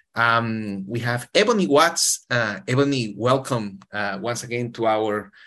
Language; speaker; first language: English; non-native, fluent; Spanish